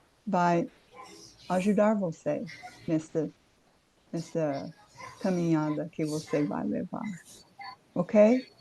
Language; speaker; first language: Portuguese; non-native, fluent; English